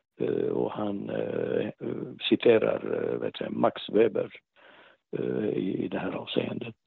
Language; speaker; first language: Swedish; non-native, fluent; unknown